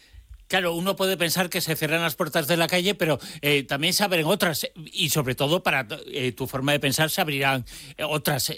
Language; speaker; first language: Spanish; native; Spanish